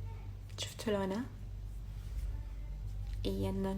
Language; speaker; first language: Arabic; native; Arabic